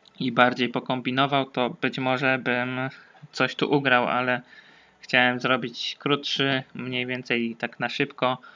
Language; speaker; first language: Polish; native; Polish